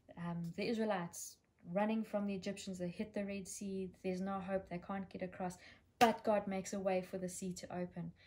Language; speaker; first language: English; native; English